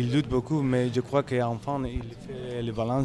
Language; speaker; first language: French; non-native, learner; Spanish